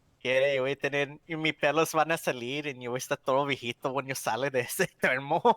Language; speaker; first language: Spanish; non-native, learner; English